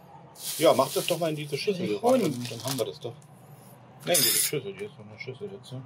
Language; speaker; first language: German; native; German